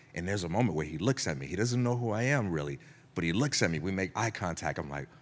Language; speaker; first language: English; native; English